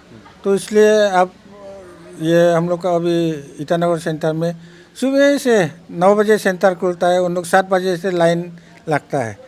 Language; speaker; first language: Hindi; non-native, local second language; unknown